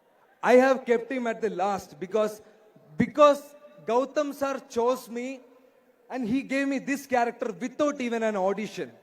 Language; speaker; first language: Telugu; non-native, learner; Malayalam